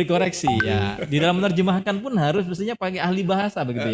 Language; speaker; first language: Indonesian; native; Indonesian